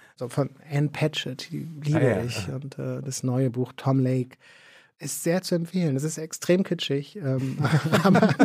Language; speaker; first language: German; native; German